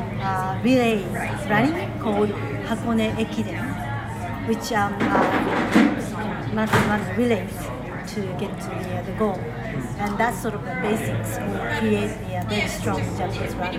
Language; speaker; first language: English; non-native, fluent; Japanese